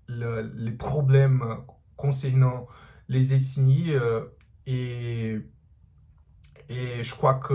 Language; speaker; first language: French; non-native, learner; Portuguese